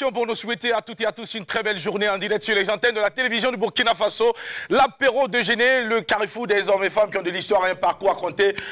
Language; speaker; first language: French; non-native, local second language; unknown